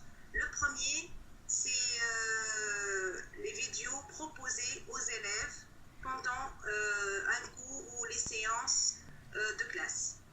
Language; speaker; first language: French; non-native, local second language; Arabic